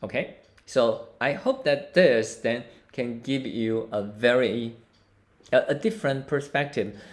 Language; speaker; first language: English; non-native, fluent; Chinese